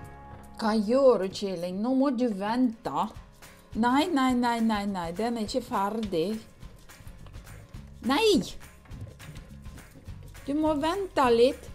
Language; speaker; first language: Norwegian; non-native, learner; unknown